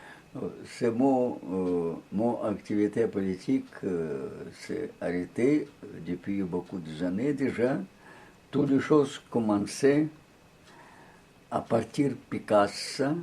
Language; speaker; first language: French; non-native, learner; Russian